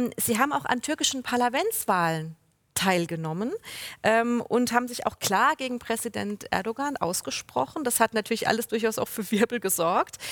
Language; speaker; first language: German; native; German